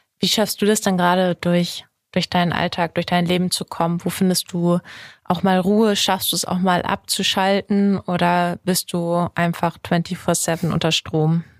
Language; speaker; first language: German; native; German